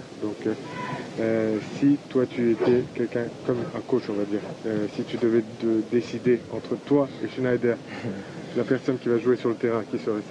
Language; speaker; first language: French; non-native, fluent; Turkish